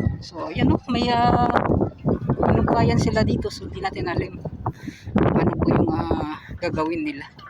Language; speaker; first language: Filipino; native; Filipino